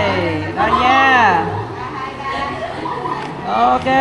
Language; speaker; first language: Vietnamese; native; Vietnamese